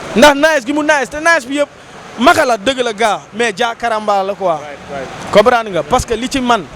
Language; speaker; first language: Wolof; non-native, local second language; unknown